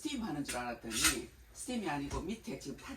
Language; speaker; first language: Korean; native; Korean